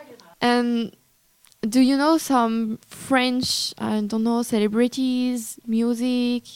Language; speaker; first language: English; non-native, learner; French